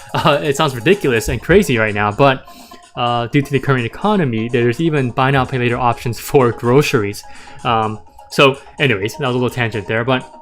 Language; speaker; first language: English; native; English